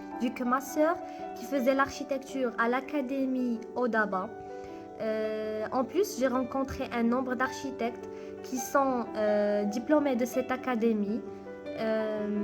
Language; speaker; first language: French; non-native, local second language; Arabic